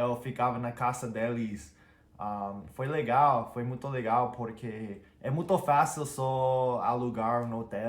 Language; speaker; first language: Portuguese; non-native, fluent; English